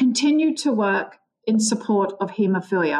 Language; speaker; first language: English; native; English